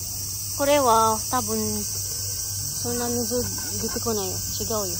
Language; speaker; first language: Japanese; non-native, learner; Filipino